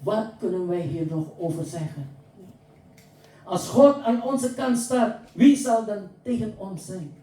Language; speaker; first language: Dutch; non-native, fluent; Indonesian